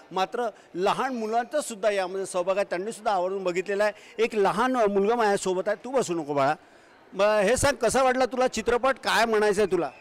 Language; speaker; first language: Marathi; native; Marathi